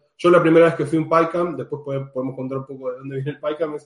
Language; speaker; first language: Spanish; native; Spanish